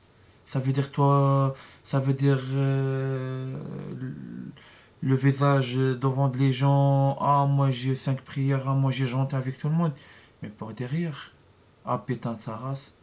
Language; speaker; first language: French; non-native, learner; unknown